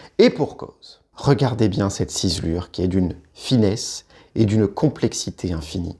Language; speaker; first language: French; native; French